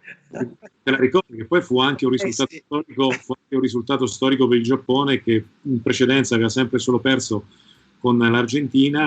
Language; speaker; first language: Italian; native; Italian